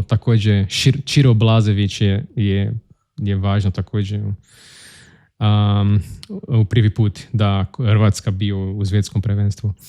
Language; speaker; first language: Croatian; non-native, learner; Portuguese